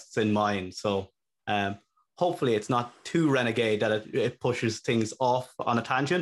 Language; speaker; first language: English; native; English